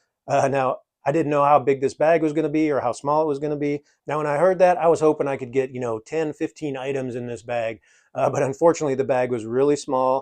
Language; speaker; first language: English; native; English